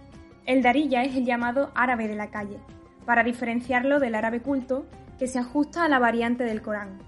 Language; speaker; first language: Spanish; native; Spanish